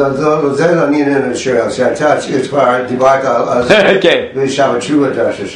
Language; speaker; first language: Hebrew; non-native, fluent; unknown